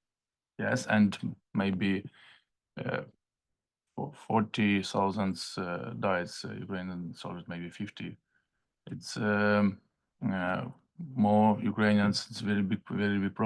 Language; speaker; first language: English; non-native, learner; Ukrainian